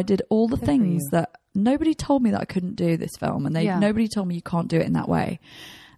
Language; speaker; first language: English; native; English